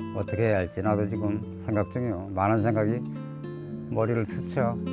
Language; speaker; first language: Korean; native; Korean